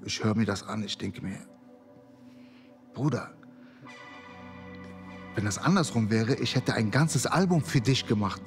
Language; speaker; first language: German; early bilingual, other home language; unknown